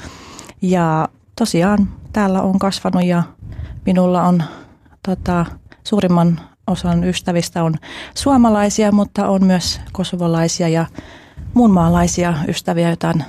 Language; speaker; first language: Finnish; early bilingual, other home language; Albanian